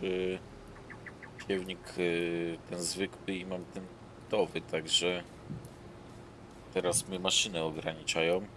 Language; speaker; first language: Polish; native; Polish